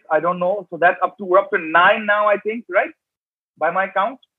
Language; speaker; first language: English; native; English